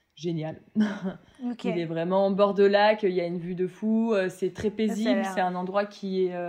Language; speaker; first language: French; native; French